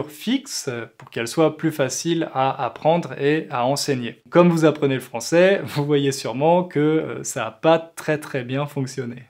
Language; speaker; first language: French; native; French